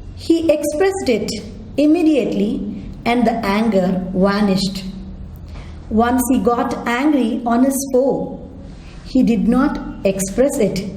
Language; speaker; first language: English; non-native, local second language; Kannada